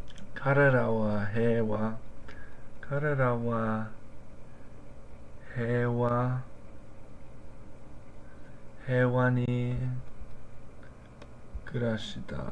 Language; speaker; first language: Japanese; non-native, learner; English